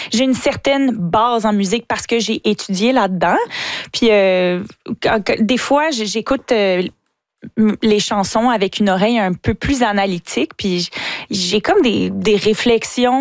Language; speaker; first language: French; native; French